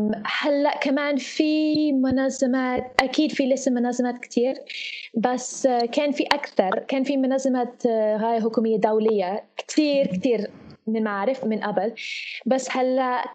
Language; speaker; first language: Arabic; non-native, fluent; English